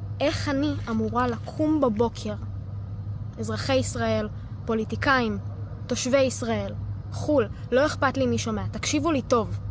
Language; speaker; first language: Hebrew; native; Hebrew